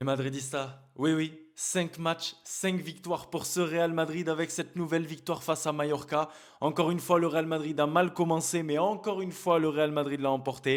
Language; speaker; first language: French; native; French